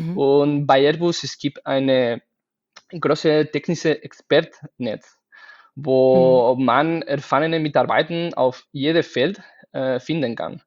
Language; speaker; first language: German; non-native, fluent; Spanish